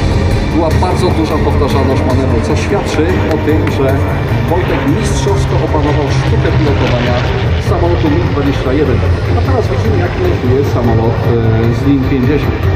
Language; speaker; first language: Polish; native; Polish